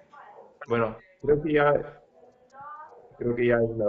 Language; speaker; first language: Spanish; non-native, learner; English